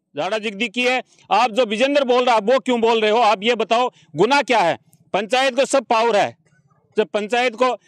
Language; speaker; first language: Hindi; native; Hindi